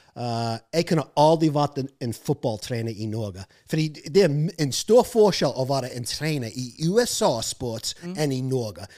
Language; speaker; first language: Norwegian; non-native, fluent; English